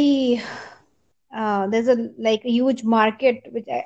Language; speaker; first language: English; non-native, local second language; Urdu